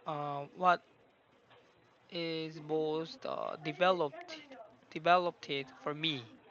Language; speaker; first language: English; non-native, learner; Korean